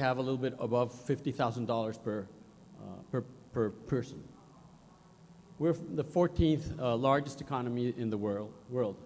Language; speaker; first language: English; non-native, fluent; Spanish